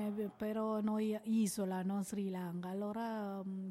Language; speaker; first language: Italian; non-native, learner; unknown